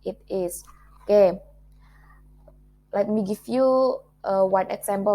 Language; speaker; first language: English; non-native, learner; Indonesian